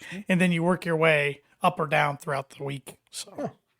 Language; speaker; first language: English; native; English